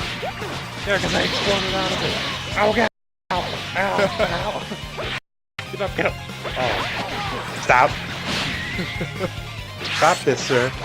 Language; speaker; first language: English; native; English